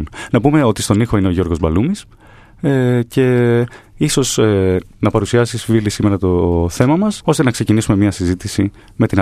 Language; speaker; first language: Greek; native; Greek